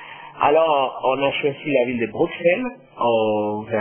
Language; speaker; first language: French; non-native, fluent; Spanish